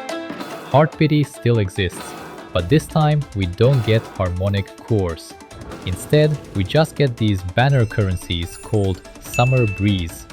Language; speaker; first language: English; native; English